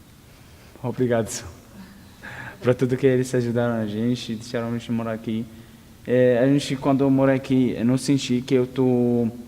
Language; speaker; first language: Portuguese; non-native, learner; Arabic